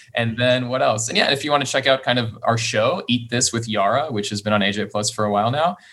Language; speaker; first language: English; early bilingual, other home language; Persian